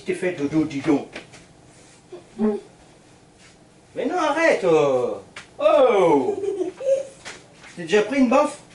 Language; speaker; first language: French; native; French